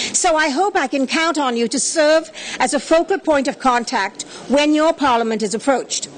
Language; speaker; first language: English; native; English